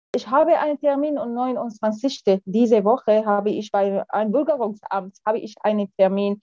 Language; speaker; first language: German; non-native, fluent; Arabic